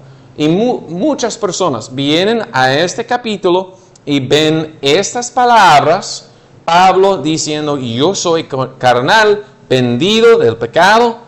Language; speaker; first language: Spanish; non-native, fluent; English